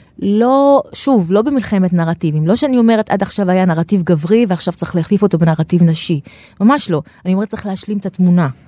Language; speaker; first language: Hebrew; non-native, local second language; Arabic